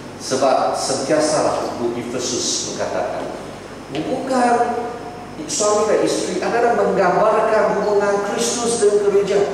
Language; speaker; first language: Malay; non-native, local second language; Chinese